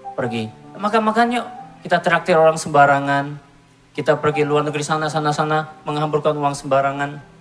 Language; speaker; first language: Indonesian; non-native, fluent; Korean